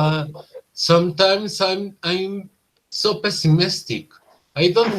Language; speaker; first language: English; non-native, learner; Spanish